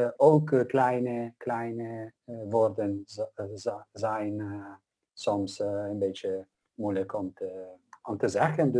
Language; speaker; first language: Dutch; non-native, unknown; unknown